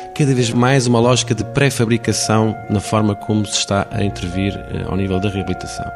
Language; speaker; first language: Portuguese; native; Portuguese